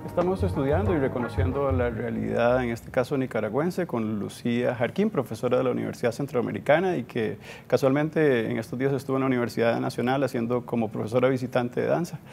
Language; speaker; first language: Spanish; native; Spanish